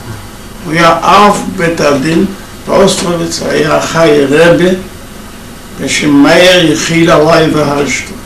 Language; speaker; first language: Hebrew; non-native, fluent; Yiddish